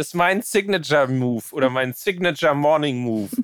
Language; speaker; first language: German; native; German